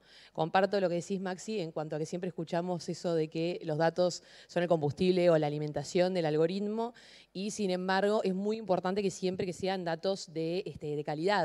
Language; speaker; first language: Spanish; native; Spanish